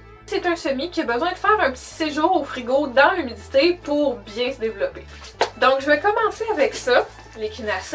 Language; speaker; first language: French; native; French